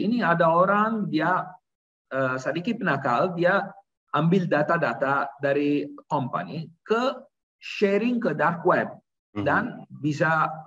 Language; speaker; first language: Indonesian; non-native, learner; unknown